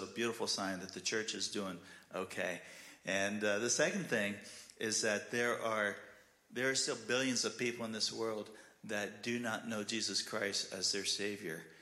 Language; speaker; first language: English; native; English